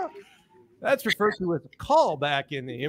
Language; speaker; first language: English; native; English